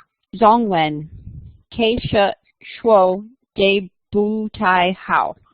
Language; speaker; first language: Chinese; non-native, learner; English